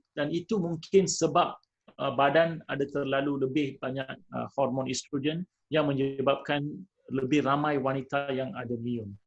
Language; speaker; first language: Malay; non-native, local second language; Tamil